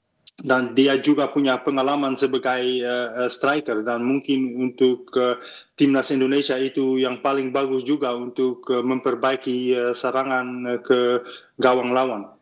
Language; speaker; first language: Indonesian; non-native, fluent; Dutch